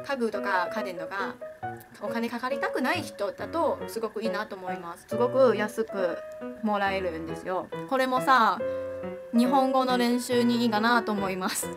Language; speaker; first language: Japanese; non-native, fluent; Chinese